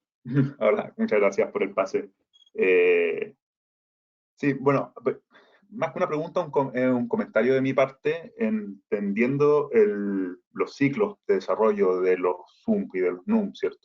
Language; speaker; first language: Spanish; native; Spanish